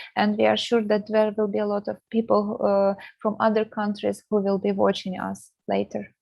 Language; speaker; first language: English; non-native, fluent; Russian